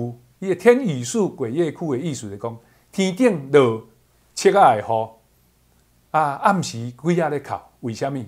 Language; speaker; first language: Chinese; non-native, local second language; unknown